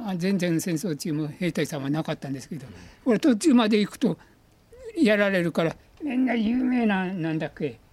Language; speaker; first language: Japanese; native; Japanese